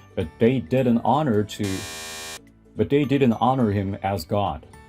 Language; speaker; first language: English; non-native, fluent; Korean